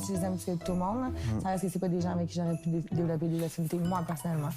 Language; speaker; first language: French; native; French